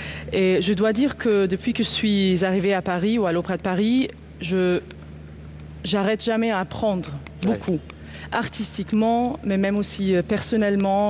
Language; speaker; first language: French; non-native, fluent; Arabic